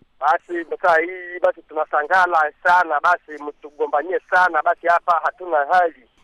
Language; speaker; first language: Swahili; native; Swahili